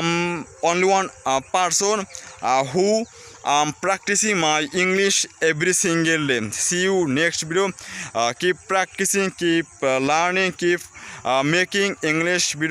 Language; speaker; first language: English; non-native, learner; Bangla